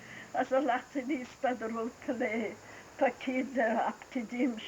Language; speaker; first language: Hebrew; non-native, fluent; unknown